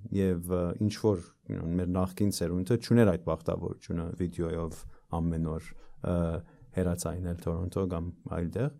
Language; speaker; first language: Armenian; early bilingual, heritage; Armenian